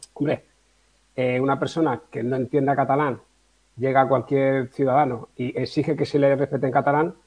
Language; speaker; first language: Spanish; native; Spanish